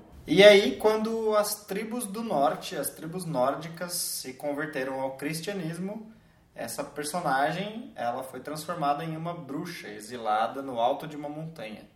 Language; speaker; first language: Portuguese; native; Portuguese